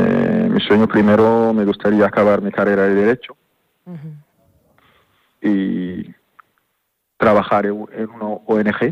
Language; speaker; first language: Spanish; non-native, fluent; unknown